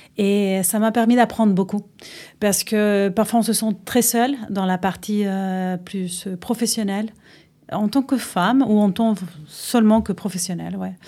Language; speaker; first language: French; non-native, fluent; Spanish